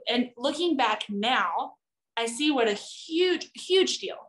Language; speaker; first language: English; native; English